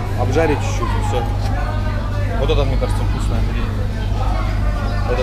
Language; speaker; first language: Russian; native; Russian